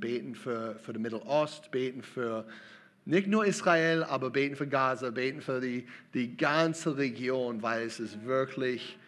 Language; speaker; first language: German; non-native, learner; English